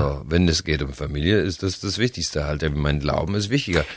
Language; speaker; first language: German; non-native, fluent; English